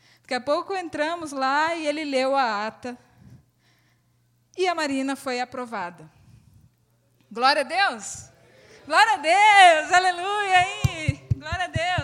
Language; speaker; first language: Portuguese; native; Portuguese